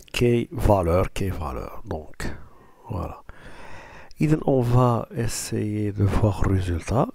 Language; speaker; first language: French; non-native, local second language; Arabic